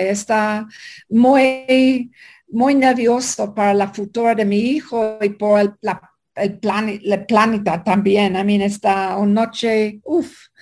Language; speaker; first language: Spanish; non-native, learner; English